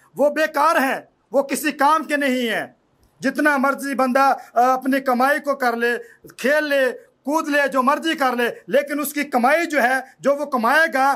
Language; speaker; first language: Urdu; non-native, local second language; Punjabi